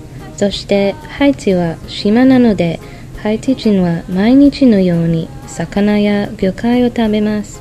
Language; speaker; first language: Japanese; non-native, learner; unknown